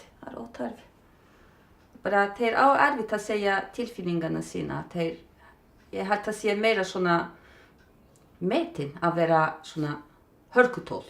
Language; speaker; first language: Icelandic; non-native, fluent; Turkish